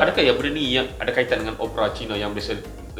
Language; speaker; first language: Malay; native; Malay